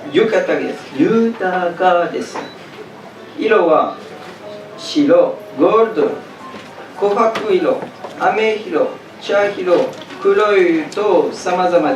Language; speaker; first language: Japanese; non-native, fluent; French